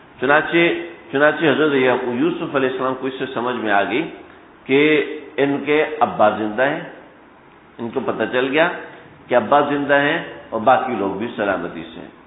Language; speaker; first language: Urdu; non-native, local second language; Punjabi